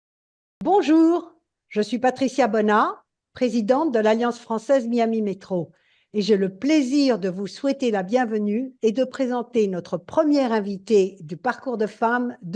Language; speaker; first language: French; native; French